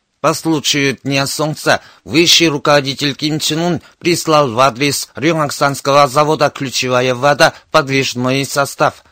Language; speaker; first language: Russian; non-native, fluent; Korean